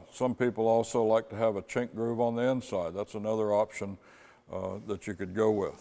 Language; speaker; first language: English; native; English